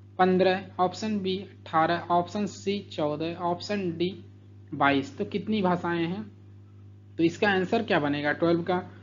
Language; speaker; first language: Hindi; native; Hindi